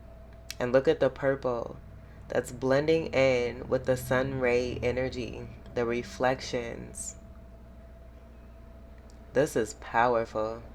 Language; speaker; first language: English; native; English